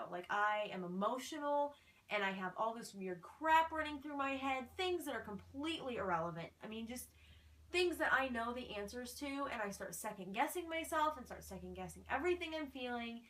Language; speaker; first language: English; native; English